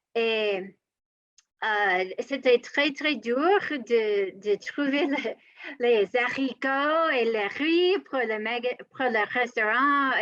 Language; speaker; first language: French; non-native, learner; English